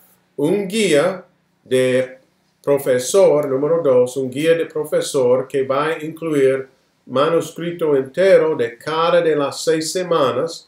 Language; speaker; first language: Spanish; non-native, fluent; English